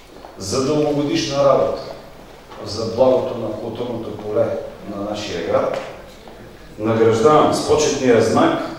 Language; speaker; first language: Bulgarian; native; Bulgarian